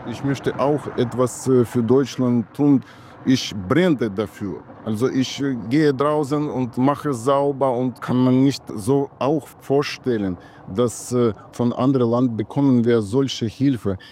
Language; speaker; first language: German; non-native, learner; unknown